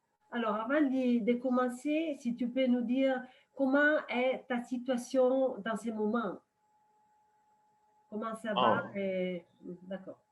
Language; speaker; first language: French; non-native, fluent; Italian